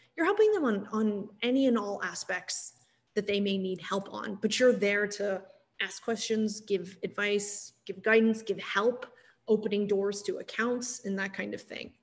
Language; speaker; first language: English; native; English